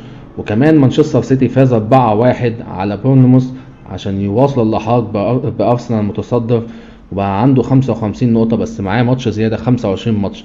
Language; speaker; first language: Arabic; native; Arabic